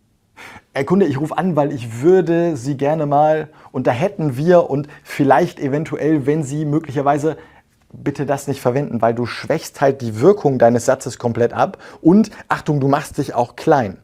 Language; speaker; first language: German; native; German